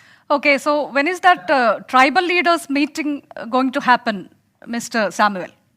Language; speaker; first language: English; non-native, local second language; Malayalam